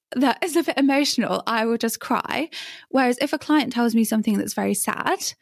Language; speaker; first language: English; native; English